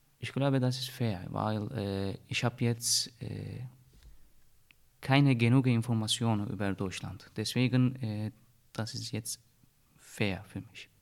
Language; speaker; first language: German; non-native, learner; Turkish